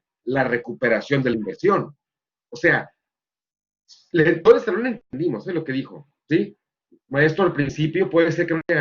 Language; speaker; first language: Spanish; native; Spanish